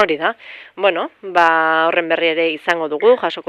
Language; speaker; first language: Basque; native; Basque